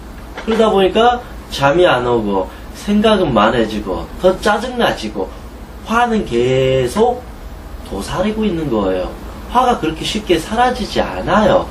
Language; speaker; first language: Korean; native; Korean